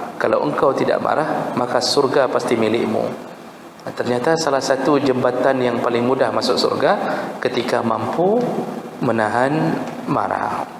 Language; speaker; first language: Malay; non-native, local second language; Achinese